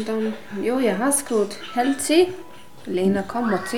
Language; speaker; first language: Danish; non-native, learner; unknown